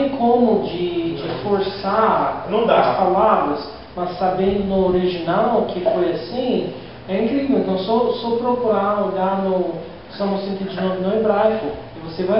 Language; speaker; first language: Portuguese; non-native, learner; English